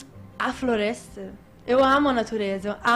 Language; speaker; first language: Portuguese; non-native, fluent; Italian